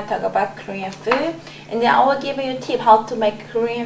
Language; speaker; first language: English; non-native, learner; Korean